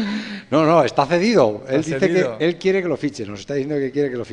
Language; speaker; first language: Spanish; native; Spanish